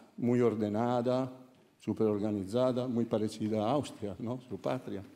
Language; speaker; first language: Spanish; non-native, fluent; Italian